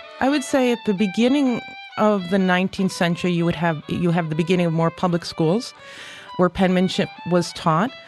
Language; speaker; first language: English; native; English